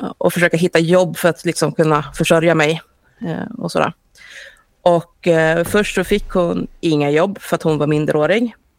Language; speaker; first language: Swedish; early bilingual, other home language; Spanish